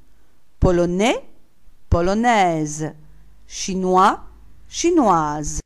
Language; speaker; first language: French; non-native, fluent; Italian